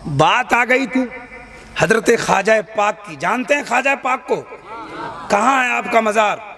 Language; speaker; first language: Hindi; native; Hindi